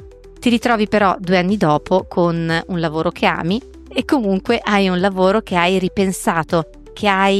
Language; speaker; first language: Italian; native; Italian